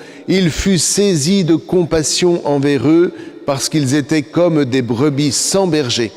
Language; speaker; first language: French; native; French